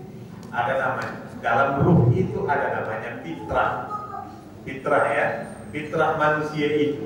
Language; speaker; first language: Indonesian; native; Indonesian